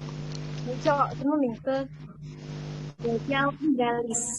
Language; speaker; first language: Chinese; non-native, learner; Indonesian